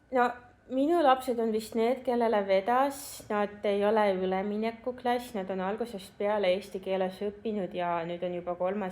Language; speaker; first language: Estonian; non-native, local second language; Russian